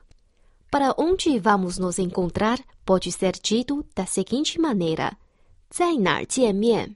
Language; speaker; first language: Portuguese; non-native, fluent; Chinese